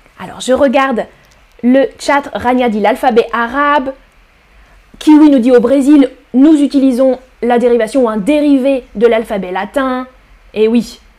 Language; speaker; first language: French; native; French